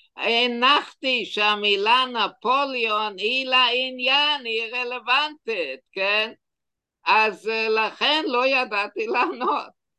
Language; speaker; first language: Hebrew; non-native, fluent; English